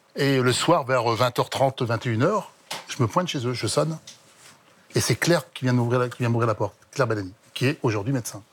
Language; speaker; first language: French; native; French